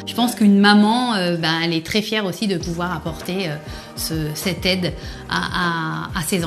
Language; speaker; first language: French; native; French